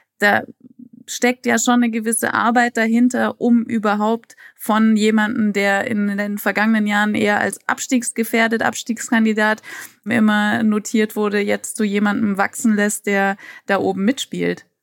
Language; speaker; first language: German; native; German